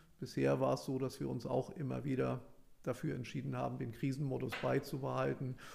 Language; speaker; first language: German; native; German